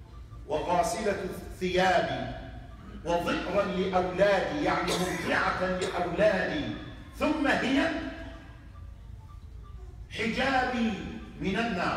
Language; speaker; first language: Arabic; native; Arabic